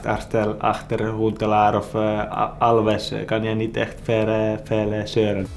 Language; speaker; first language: Dutch; non-native, fluent; Finnish